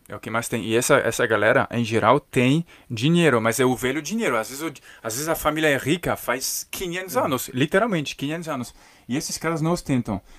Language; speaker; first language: Portuguese; non-native, fluent; French